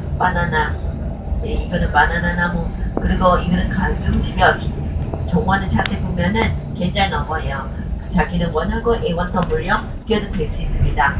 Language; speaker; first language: Korean; non-native, learner; Chinese